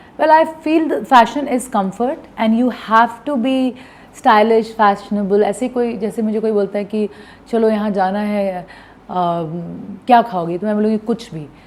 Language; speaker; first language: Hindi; non-native, local second language; Bhojpuri